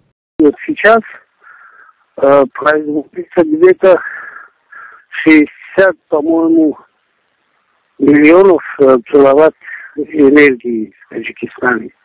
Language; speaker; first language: Russian; non-native, local second language; Tajik